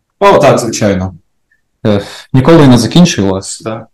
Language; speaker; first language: Ukrainian; native; Ukrainian